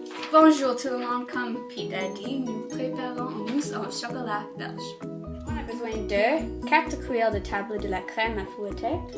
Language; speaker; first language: French; non-native, learner; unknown